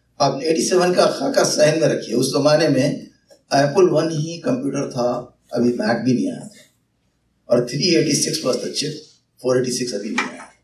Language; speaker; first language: Urdu; native; Urdu